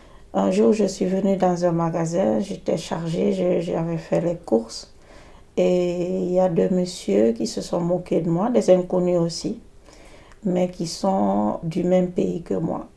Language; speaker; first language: French; native; French